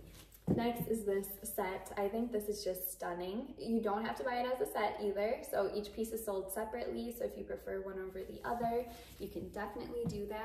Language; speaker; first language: English; native; English